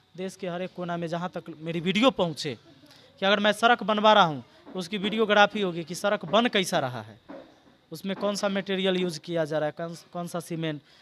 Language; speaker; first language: Hindi; native; Hindi